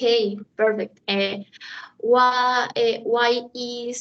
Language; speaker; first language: English; non-native, learner; Spanish